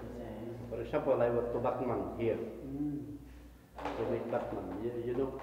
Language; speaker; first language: English; non-native, local second language; Filipino